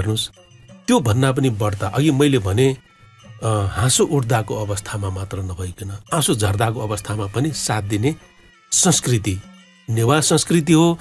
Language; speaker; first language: Nepali; non-native, local second language; Newari